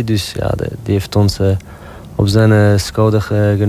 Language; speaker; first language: Dutch; non-native, local second language; French